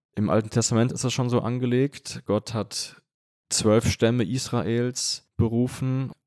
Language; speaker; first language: German; native; German